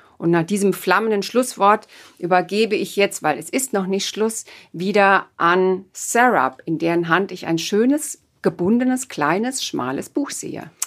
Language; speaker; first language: German; native; German